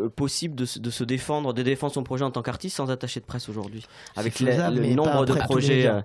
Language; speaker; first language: French; native; French